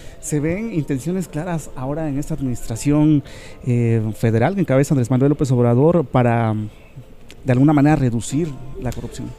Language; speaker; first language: Spanish; native; Spanish